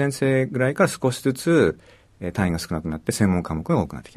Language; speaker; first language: Japanese; native; Japanese